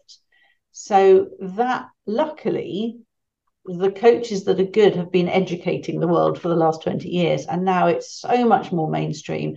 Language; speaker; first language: English; native; English